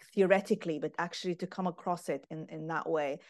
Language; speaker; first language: English; non-native, fluent; Arabic